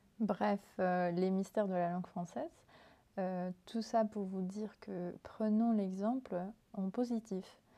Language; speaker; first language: French; non-native, fluent; Spanish